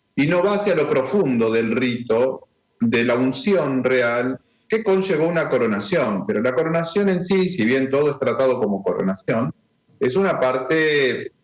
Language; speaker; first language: Spanish; native; Spanish